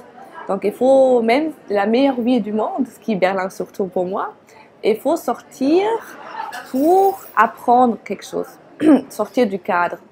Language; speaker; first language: French; non-native, fluent; German